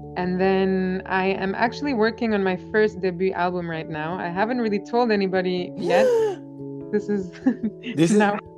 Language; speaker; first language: English; non-native, fluent; Albanian